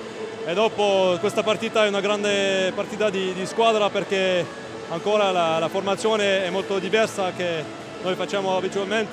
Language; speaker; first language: Italian; non-native, learner; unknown